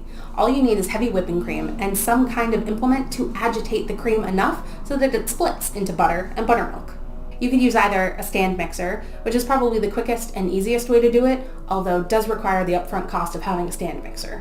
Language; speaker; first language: English; native; English